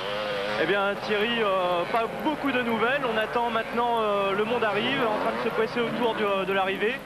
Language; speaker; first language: French; native; French